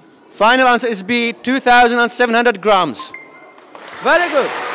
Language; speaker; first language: English; non-native, fluent; Central Kurdish